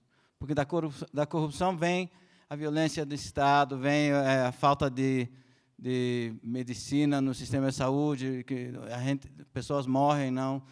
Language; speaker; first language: Portuguese; non-native, fluent; Spanish